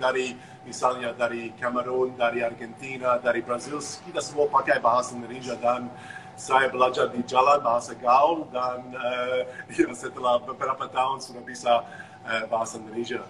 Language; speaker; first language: Indonesian; non-native, fluent; English